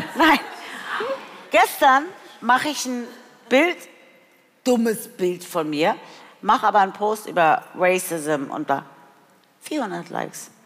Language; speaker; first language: German; early bilingual, other home language; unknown